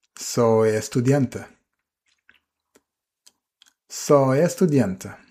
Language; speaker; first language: Spanish; non-native, fluent; German